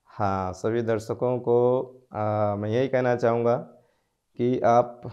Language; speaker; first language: Hindi; native; Hindi